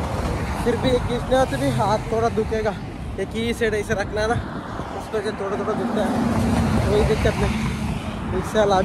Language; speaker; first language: Hindi; non-native, local second language; Kannada